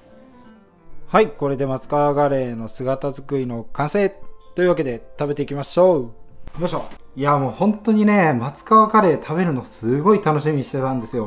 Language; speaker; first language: Japanese; native; Japanese